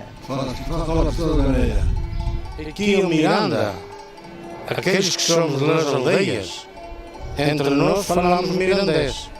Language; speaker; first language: Portuguese; non-native, local second language; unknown